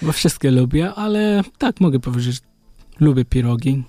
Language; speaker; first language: Polish; non-native, learner; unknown